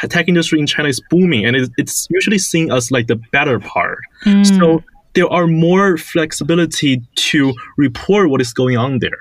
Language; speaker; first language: English; non-native, fluent; Chinese